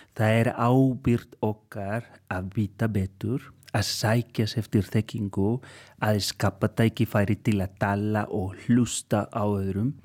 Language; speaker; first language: Icelandic; non-native, fluent; Spanish